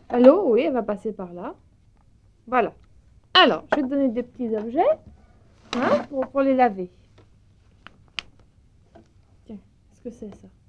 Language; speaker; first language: French; native; French